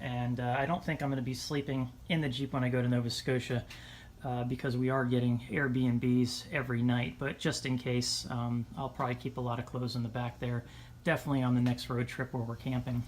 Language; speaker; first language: English; native; English